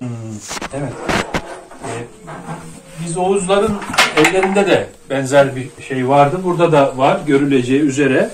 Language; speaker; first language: Turkish; native; Turkish